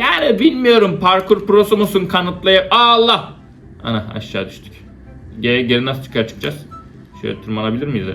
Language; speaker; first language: Turkish; native; Turkish